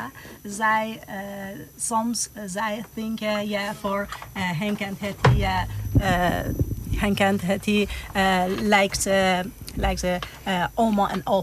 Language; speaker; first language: Dutch; non-native, learner; Persian